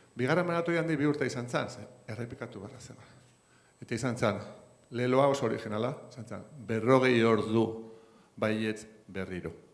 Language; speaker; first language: Basque; non-native, local second language; Spanish